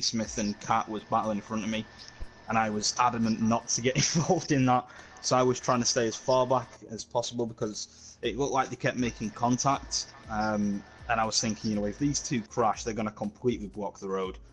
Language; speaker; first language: English; native; English